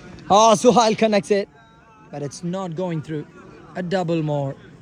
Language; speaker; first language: English; non-native, local second language; Malayalam